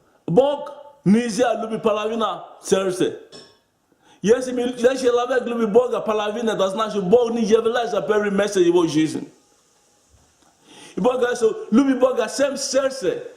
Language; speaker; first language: Russian; non-native, learner; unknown